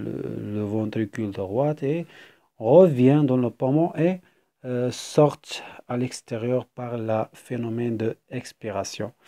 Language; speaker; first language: French; non-native, fluent; Arabic